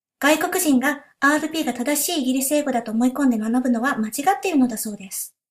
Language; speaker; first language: Japanese; native; Japanese